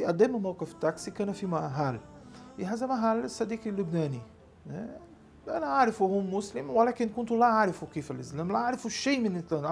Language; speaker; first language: Arabic; non-native, learner; Portuguese